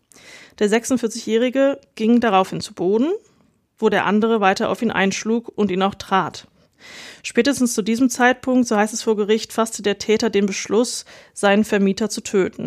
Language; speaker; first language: German; native; German